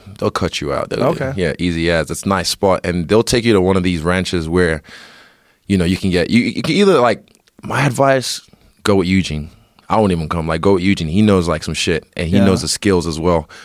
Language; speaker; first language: English; native; English